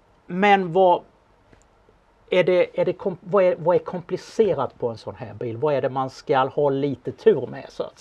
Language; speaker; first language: Swedish; native; Swedish